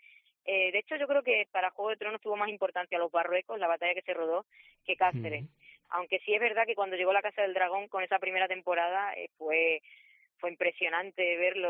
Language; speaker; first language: Spanish; native; Spanish